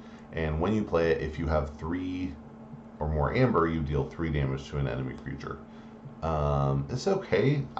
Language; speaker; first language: English; native; English